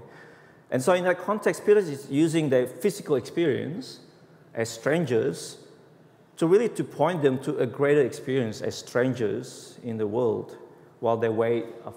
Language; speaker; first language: English; non-native, fluent; Indonesian